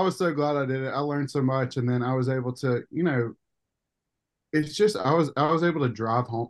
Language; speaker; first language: English; native; English